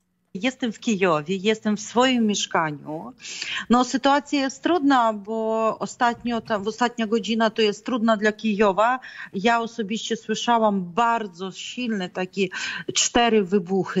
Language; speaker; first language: Polish; non-native, fluent; Ukrainian